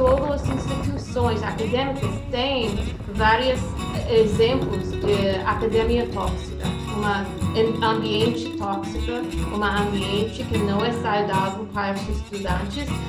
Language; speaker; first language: Portuguese; non-native, fluent; English